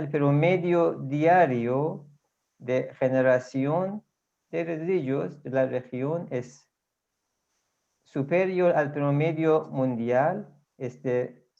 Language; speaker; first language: Spanish; non-native, fluent; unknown